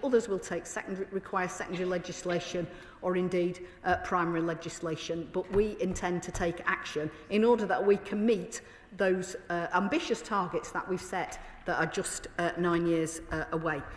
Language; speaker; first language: English; native; English